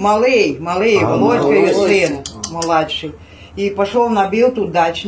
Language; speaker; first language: Russian; non-native, local second language; Ukrainian